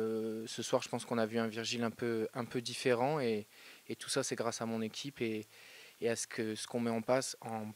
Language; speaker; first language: French; native; French